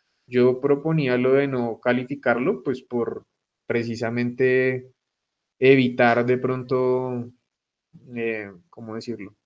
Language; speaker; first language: Spanish; native; Spanish